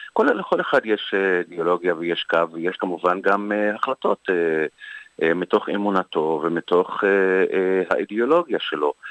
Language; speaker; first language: Hebrew; non-native, local second language; Arabic